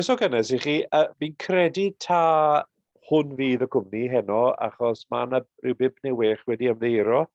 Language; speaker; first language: Welsh; native; Welsh